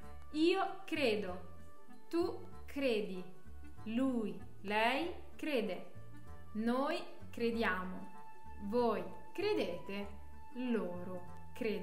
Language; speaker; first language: Italian; non-native, fluent; French